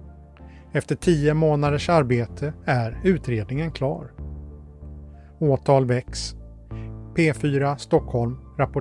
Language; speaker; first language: Swedish; native; Swedish